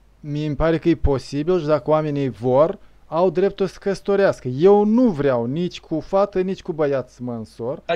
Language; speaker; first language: Romanian; native; Romanian